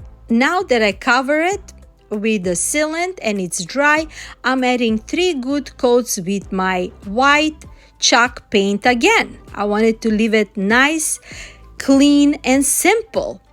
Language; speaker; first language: English; non-native, fluent; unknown